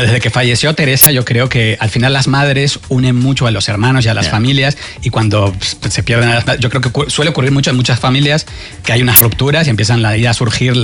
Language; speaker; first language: Spanish; native; Spanish